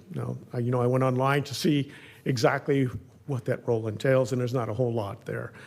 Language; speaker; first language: English; native; English